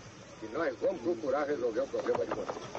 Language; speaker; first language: Portuguese; native; Portuguese